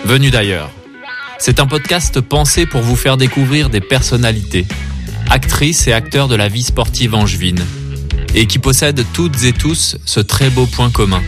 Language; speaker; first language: French; native; French